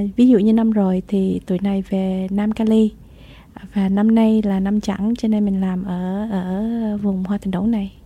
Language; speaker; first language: Vietnamese; early bilingual, heritage; Vietnamese